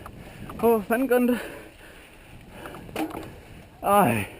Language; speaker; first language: Danish; native; Danish